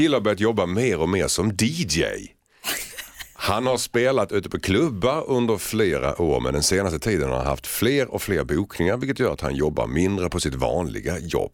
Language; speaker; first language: Swedish; native; Swedish